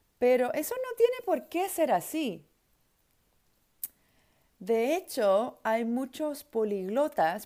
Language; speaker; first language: Spanish; non-native, fluent; Dutch